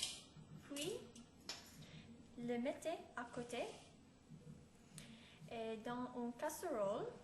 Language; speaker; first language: French; non-native, learner; English